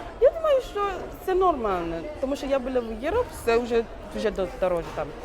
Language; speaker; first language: Ukrainian; non-native, learner; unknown